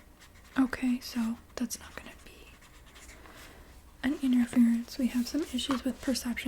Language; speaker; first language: English; native; English